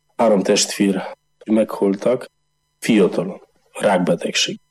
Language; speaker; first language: Hungarian; non-native, learner; Polish